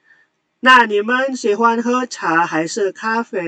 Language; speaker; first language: Chinese; non-native, fluent; Indonesian